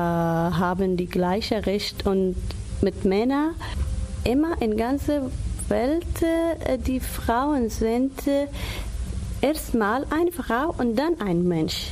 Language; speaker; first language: German; non-native, learner; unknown